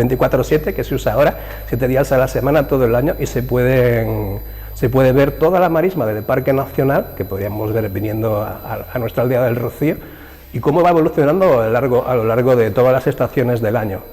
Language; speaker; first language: Spanish; native; Spanish